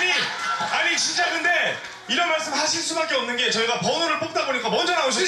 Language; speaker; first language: Korean; native; Korean